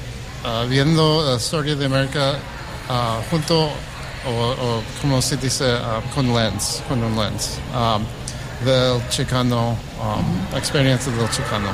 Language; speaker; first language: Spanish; early bilingual, heritage; English